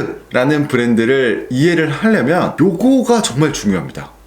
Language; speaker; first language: Korean; native; Korean